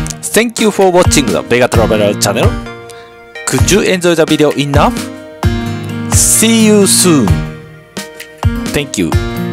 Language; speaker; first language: English; non-native, learner; Japanese